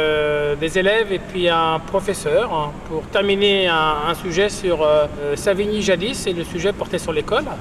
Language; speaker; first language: French; native; French